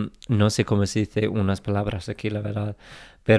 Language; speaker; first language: Spanish; non-native, fluent; English